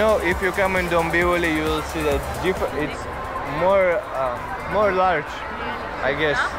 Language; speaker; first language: English; non-native, learner; Russian